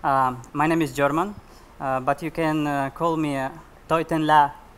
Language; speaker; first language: English; non-native, learner; Russian